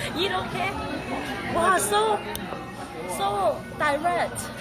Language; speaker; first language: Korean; non-native, learner; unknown